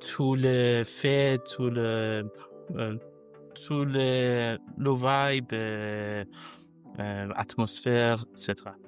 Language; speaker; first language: French; non-native, learner; Persian